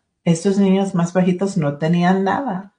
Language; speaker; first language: Spanish; early bilingual, other home language; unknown